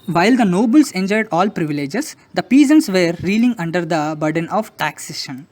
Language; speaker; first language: English; non-native, local second language; Telugu